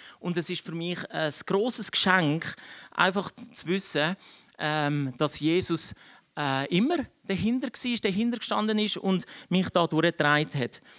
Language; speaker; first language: German; early bilingual, other home language; Czech